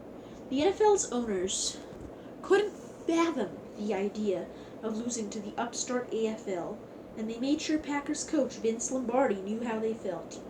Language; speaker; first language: English; native; English